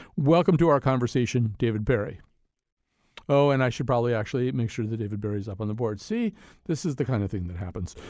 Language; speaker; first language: English; native; English